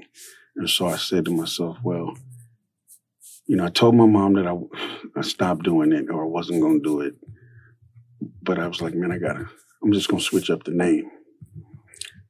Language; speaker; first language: English; native; English